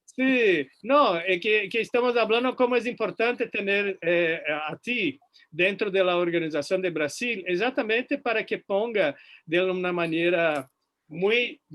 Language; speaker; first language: Spanish; non-native, fluent; Portuguese